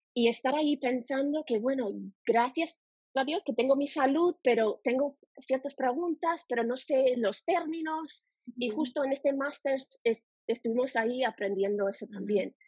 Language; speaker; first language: Spanish; non-native, fluent; English